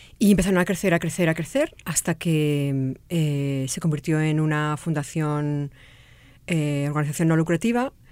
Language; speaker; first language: Spanish; native; Spanish